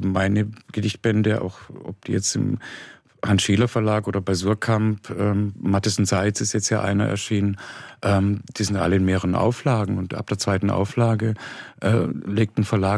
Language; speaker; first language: German; native; German